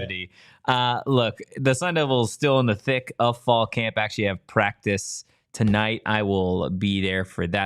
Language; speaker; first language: English; native; English